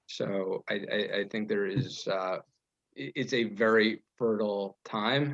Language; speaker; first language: English; native; English